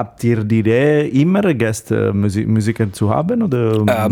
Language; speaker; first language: German; non-native, learner; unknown